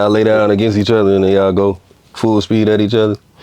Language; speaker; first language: English; native; English